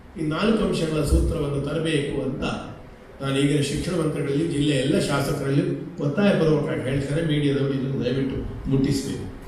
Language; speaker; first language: Kannada; non-native, local second language; Konkani